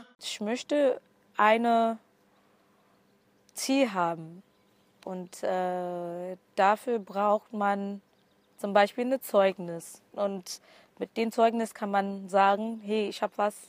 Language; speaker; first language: German; non-native, learner; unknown